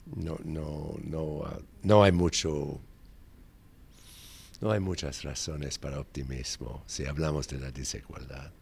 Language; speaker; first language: Spanish; non-native, fluent; English